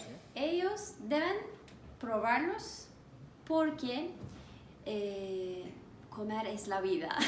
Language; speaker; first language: Spanish; non-native, learner; Turkish